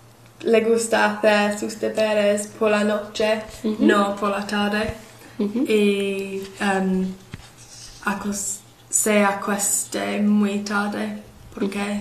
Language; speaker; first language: Spanish; non-native, learner; English